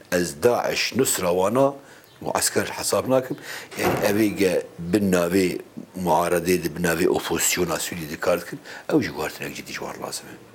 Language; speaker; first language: Kurdish; native; Kurdish